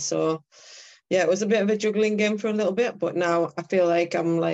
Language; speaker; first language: English; native; English